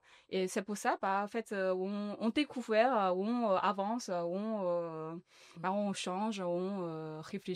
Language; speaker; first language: French; non-native, learner; Chinese